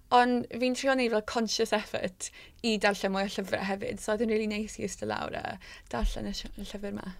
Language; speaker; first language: Welsh; non-native, local second language; English